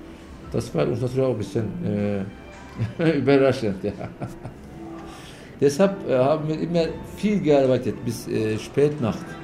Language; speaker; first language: German; non-native, fluent; Turkish